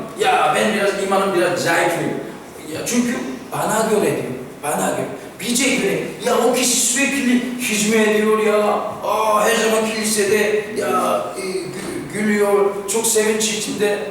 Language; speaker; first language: Turkish; non-native, fluent; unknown